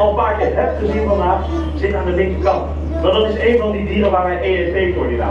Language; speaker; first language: Dutch; native; Dutch